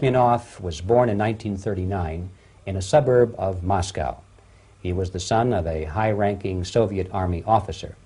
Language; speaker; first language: English; native; English